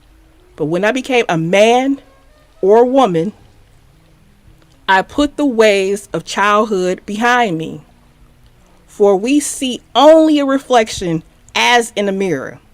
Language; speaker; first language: English; native; English